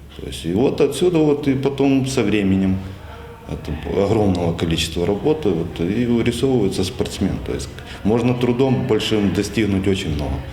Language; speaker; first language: Russian; native; Russian